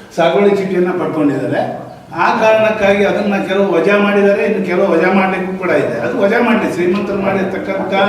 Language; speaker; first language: Kannada; native; Kannada